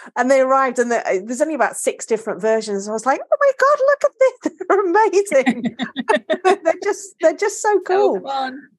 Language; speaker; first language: English; native; English